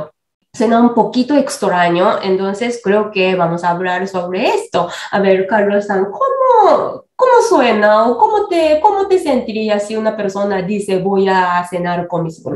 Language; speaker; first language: Spanish; non-native, fluent; Japanese